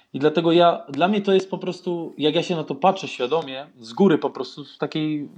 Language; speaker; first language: Polish; early bilingual, heritage; Polish